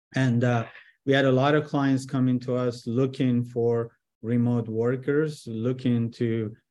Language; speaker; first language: English; early bilingual, other home language; Persian